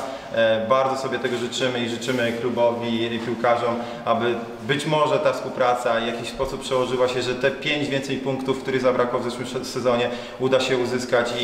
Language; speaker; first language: Polish; native; Polish